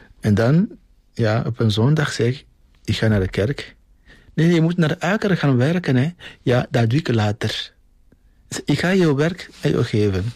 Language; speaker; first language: Dutch; non-native, fluent; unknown